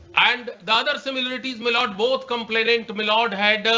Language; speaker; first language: English; non-native, local second language; Hindi